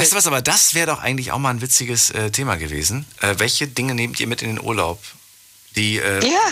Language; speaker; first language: German; native; German